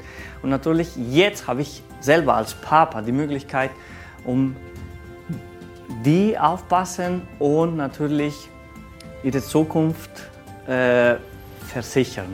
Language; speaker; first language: German; non-native, learner; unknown